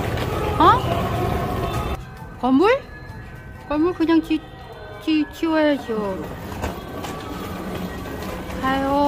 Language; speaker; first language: Korean; non-native, learner; Vietnamese